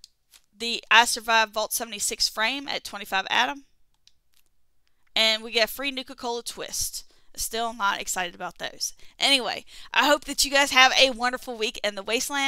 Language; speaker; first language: English; native; English